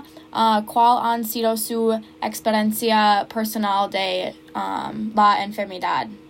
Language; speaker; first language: Spanish; non-native, learner; English